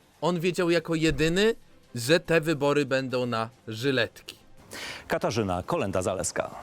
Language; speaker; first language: Polish; native; Polish